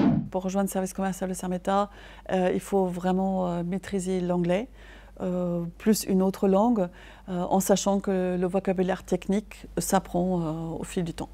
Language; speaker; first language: French; non-native, fluent; German